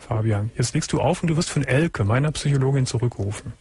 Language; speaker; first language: German; native; German